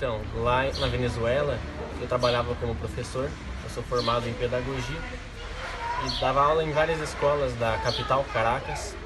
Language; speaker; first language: Portuguese; non-native, fluent; Spanish